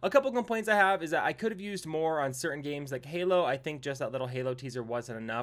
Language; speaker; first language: English; native; English